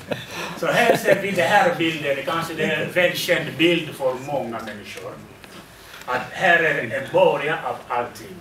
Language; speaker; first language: Swedish; non-native, fluent; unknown